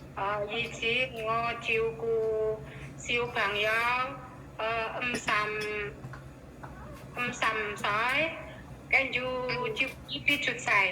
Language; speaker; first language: Cantonese; non-native, learner; Indonesian